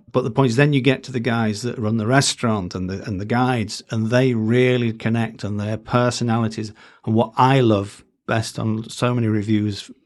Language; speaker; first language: English; native; English